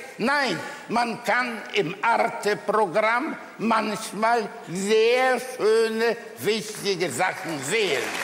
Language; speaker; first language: German; early bilingual, other home language; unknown